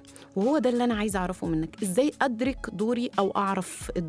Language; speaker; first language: Arabic; native; Arabic